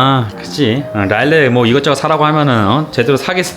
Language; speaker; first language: Korean; native; Korean